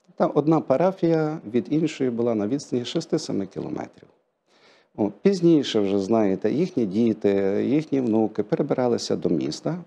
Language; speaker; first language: Ukrainian; native; Ukrainian